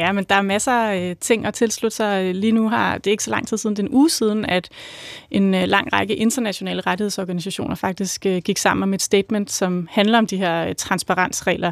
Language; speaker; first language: Danish; native; Danish